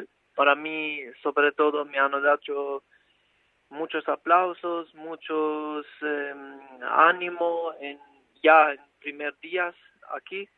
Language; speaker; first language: Spanish; non-native, fluent; Albanian